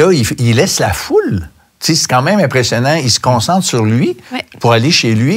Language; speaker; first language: French; native; French